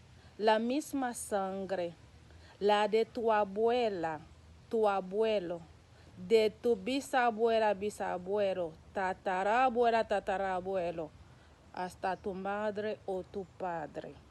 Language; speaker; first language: Spanish; non-native, local second language; Haitian Creole